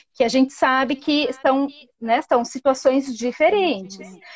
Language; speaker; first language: Portuguese; native; Portuguese